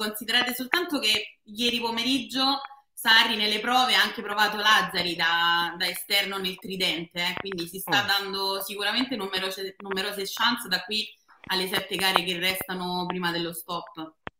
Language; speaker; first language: Italian; native; Italian